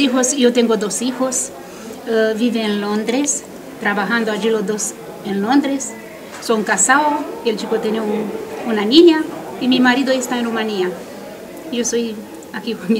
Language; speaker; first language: Spanish; non-native, learner; Romanian